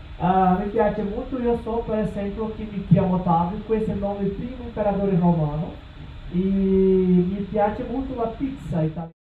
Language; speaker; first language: Italian; non-native, learner; Portuguese